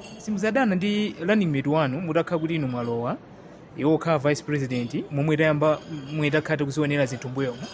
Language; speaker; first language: Nyanja; native; Nyanja